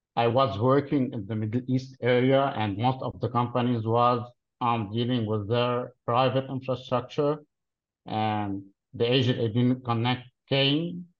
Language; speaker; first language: English; non-native, fluent; Arabic